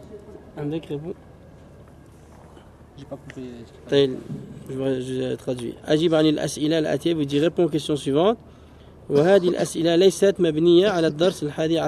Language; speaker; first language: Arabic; non-native, fluent; French